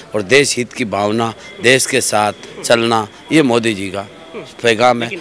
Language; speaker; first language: Hindi; native; Hindi